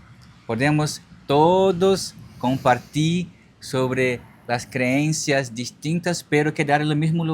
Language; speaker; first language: Spanish; non-native, learner; Portuguese